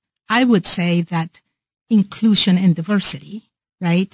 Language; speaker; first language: English; non-native, fluent; Spanish